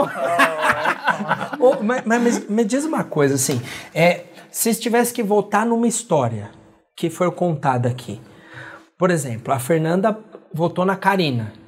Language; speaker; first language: Portuguese; native; Portuguese